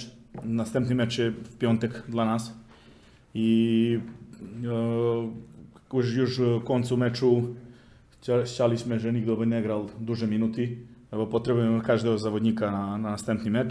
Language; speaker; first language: Polish; non-native, learner; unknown